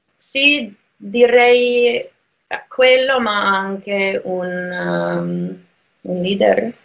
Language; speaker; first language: Italian; non-native, fluent; English